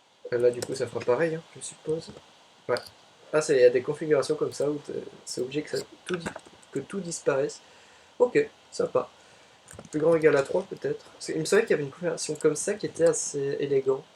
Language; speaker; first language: French; native; French